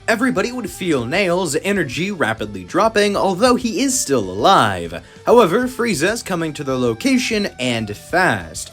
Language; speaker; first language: English; native; English